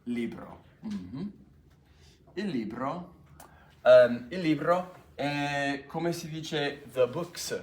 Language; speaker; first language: Italian; non-native, fluent; English